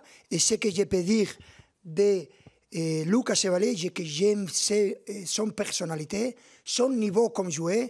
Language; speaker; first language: French; non-native, fluent; Spanish